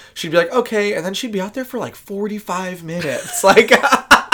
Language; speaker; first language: English; native; English